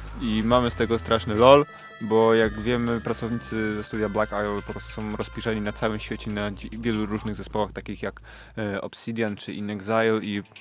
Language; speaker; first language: Polish; native; Polish